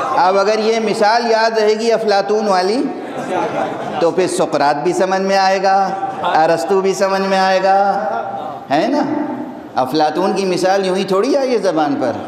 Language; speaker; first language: Urdu; native; Urdu